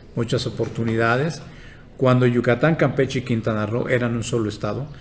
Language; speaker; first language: Spanish; non-native, local second language; Yucateco